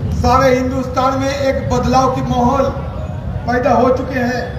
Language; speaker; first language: Hindi; non-native, local second language; Bangla